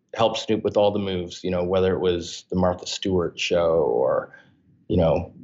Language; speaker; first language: English; native; English